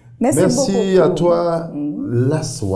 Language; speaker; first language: French; non-native, fluent; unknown